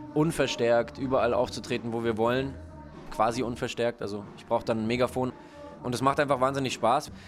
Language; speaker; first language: German; native; German